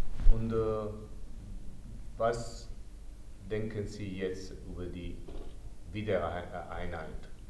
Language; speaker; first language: German; non-native, learner; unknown